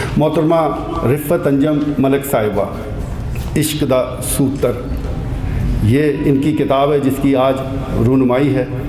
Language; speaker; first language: Urdu; non-native, local second language; Punjabi